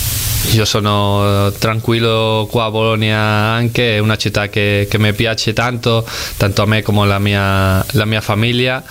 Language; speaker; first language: Italian; non-native, fluent; Spanish